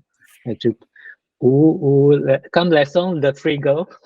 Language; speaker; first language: French; non-native, learner; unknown